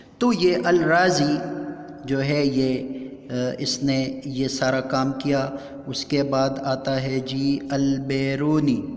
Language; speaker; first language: Urdu; non-native, local second language; Pashto